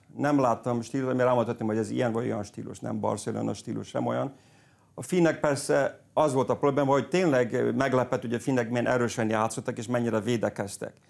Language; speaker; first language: Hungarian; early bilingual, heritage; Hungarian